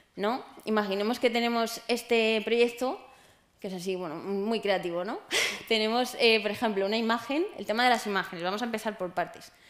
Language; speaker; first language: Spanish; native; Spanish